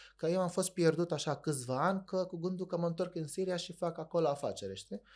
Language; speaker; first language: Romanian; non-native, fluent; Arabic